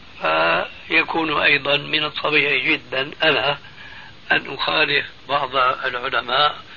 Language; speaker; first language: Arabic; early bilingual, other home language; Albanian